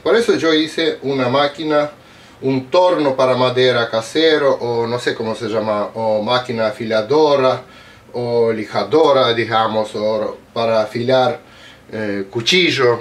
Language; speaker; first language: Spanish; non-native, learner; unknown